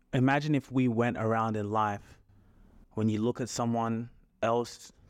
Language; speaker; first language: English; native; English